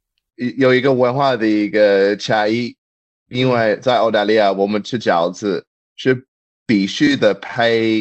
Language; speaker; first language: Chinese; non-native, learner; English